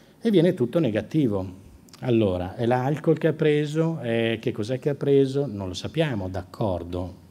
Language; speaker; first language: Italian; native; Italian